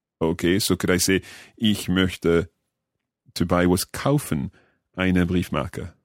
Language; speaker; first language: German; non-native, learner; English